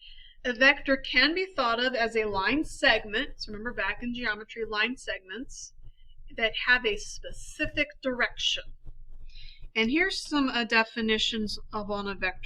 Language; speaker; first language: English; native; English